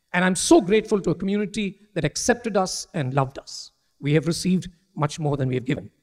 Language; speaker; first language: English; non-native, local second language; Malayalam